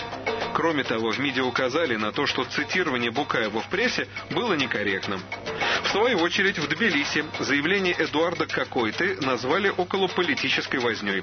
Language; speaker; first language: Russian; native; Russian